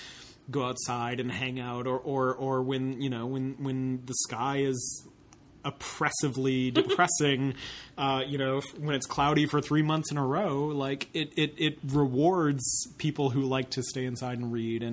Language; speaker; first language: English; native; English